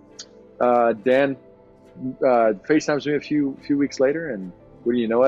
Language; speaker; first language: English; native; English